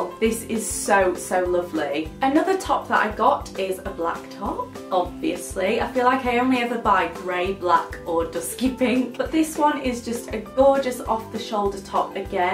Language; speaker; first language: English; native; English